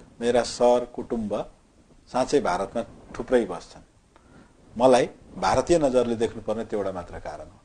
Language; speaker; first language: Nepali; non-native, local second language; Maithili